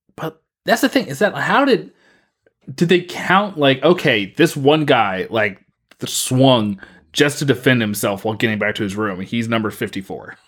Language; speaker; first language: English; native; English